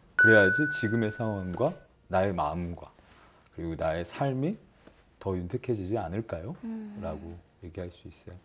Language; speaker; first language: Korean; native; Korean